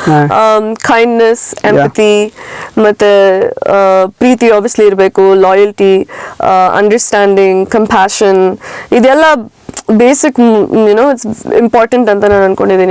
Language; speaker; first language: Kannada; early bilingual, heritage; Kannada